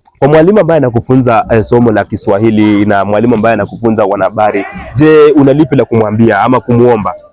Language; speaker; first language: Swahili; non-native, local second language; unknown